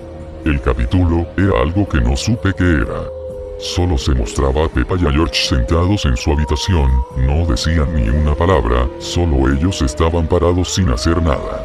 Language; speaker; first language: Spanish; native; Spanish